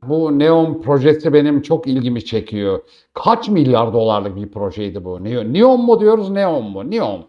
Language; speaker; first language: Turkish; native; Turkish